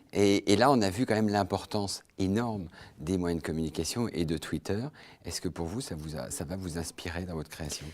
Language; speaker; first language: French; native; French